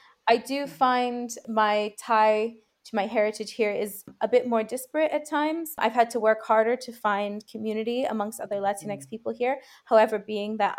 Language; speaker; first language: English; native; English